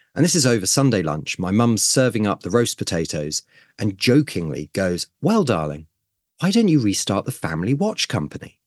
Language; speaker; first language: English; native; English